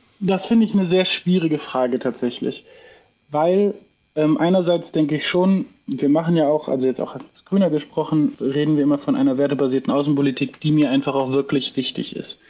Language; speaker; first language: German; native; German